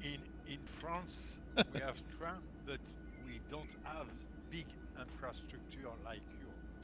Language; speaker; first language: English; non-native, learner; French